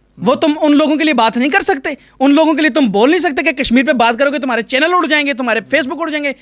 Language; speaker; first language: Urdu; non-native, local second language; Punjabi